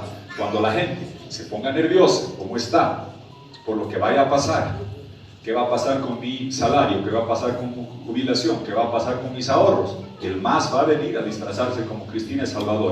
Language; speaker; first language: Spanish; native; Spanish